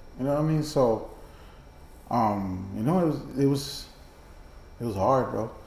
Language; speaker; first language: English; early bilingual, other home language; Spanish